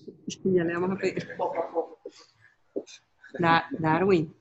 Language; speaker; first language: Spanish; native; Spanish